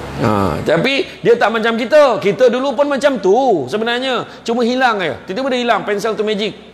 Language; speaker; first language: Malay; native; Malay